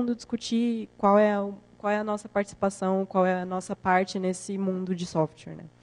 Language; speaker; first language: Portuguese; native; Portuguese